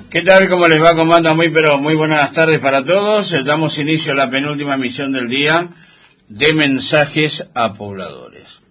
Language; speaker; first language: Spanish; native; Spanish